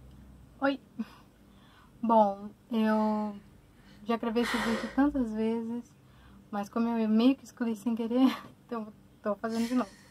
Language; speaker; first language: Portuguese; native; Portuguese